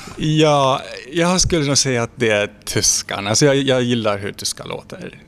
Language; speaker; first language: Swedish; non-native, fluent; Hungarian